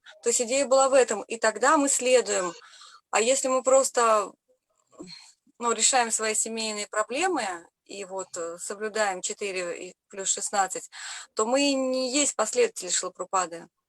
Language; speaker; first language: Russian; native; Russian